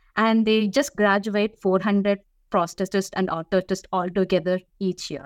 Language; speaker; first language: English; non-native, local second language; Tamil